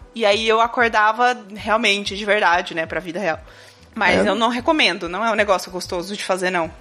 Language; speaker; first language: Portuguese; native; Portuguese